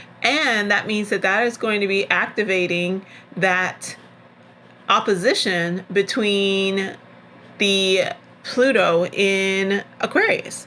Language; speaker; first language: English; native; English